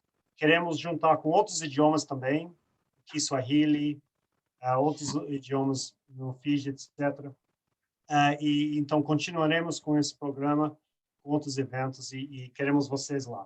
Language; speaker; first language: Portuguese; non-native, fluent; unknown